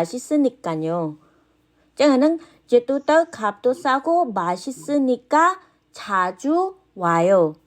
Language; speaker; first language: Korean; non-native, fluent; Khmer